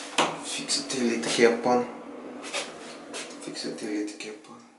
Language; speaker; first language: Swedish; non-native, learner; Russian